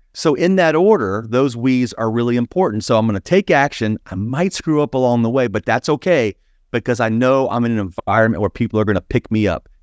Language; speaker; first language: English; native; English